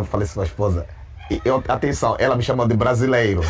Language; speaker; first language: Portuguese; native; Portuguese